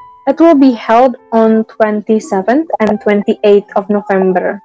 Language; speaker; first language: English; non-native, fluent; Indonesian